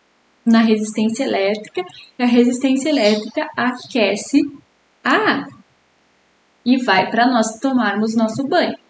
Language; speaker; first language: Portuguese; native; Portuguese